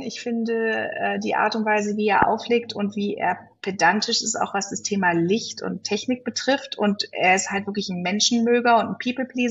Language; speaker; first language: German; native; German